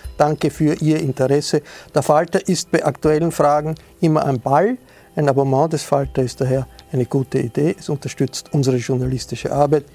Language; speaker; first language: German; native; German